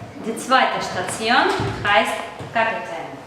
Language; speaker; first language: German; non-native, fluent; Russian